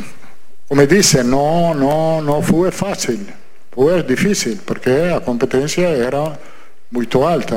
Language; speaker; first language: Portuguese; non-native, fluent; Italian